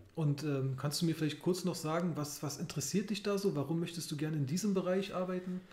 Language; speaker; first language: German; native; German